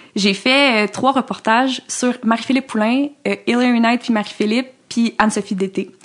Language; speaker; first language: French; native; French